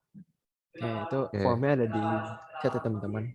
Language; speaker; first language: Indonesian; native; Indonesian